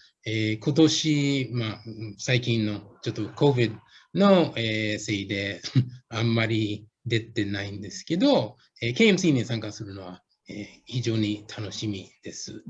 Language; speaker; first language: Japanese; non-native, fluent; English